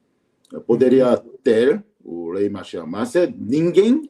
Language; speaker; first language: Portuguese; non-native, learner; Korean